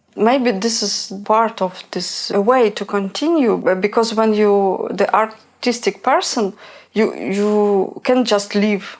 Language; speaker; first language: English; non-native, learner; Ukrainian